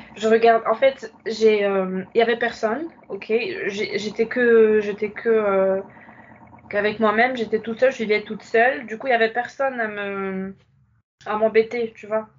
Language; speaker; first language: French; non-native, local second language; Arabic